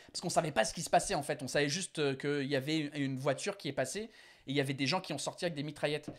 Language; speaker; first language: French; non-native, fluent; English